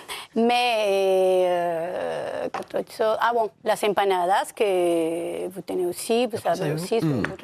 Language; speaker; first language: French; non-native, local second language; Spanish